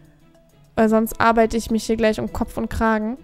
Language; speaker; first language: German; native; German